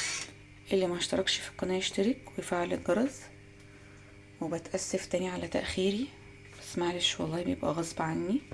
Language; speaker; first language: Arabic; native; Arabic